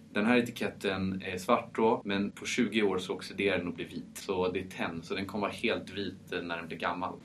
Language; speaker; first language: Swedish; early bilingual, heritage; Swedish